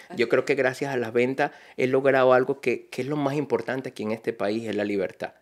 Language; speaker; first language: Spanish; native; Spanish